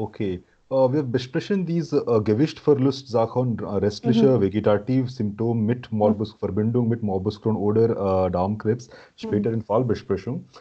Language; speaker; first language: German; non-native, fluent; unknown